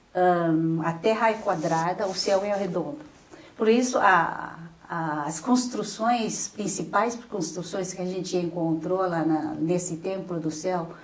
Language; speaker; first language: Portuguese; non-native, fluent; Chinese